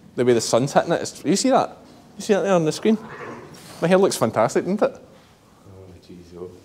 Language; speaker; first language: English; native; English